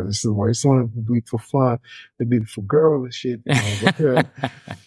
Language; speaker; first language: English; non-native, fluent; Portuguese